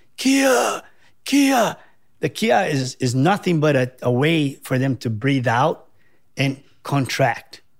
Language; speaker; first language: English; non-native, fluent; Portuguese